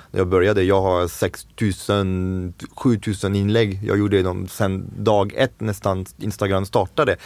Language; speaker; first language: Swedish; non-native, fluent; French